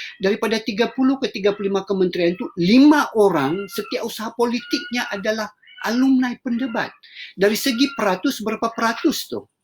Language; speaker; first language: Malay; native; Malay